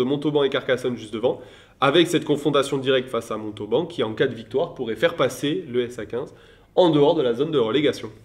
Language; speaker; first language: French; native; French